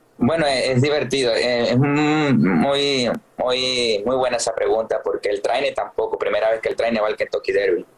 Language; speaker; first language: Spanish; native; Spanish